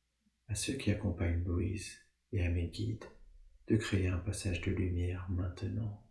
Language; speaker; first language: French; native; French